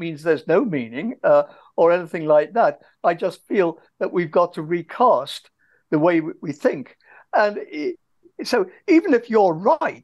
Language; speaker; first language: English; native; English